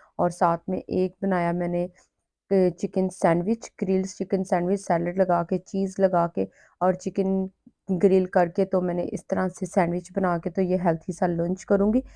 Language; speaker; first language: Urdu; native; Urdu